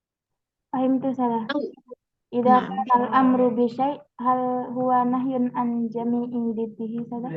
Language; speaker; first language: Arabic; non-native, learner; Indonesian